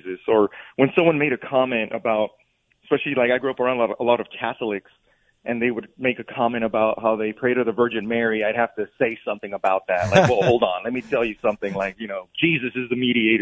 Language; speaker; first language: English; native; English